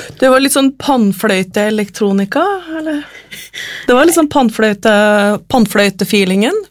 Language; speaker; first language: Norwegian; native; Norwegian